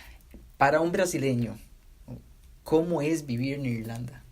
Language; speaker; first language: Portuguese; non-native, learner; Spanish